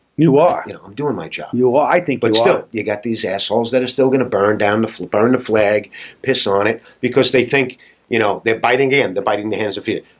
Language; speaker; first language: English; native; English